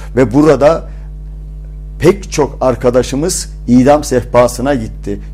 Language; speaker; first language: Turkish; native; Turkish